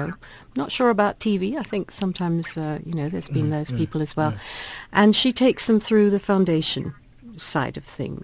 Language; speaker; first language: English; native; English